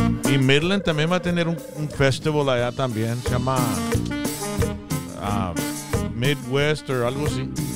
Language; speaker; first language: Spanish; early bilingual, heritage; Spanish